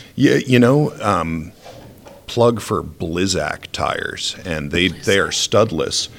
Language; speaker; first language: English; native; English